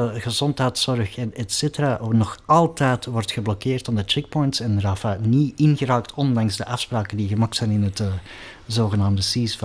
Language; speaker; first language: Dutch; native; Dutch